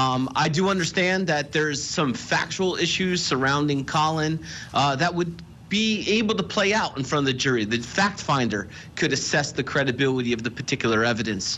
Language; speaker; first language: English; native; English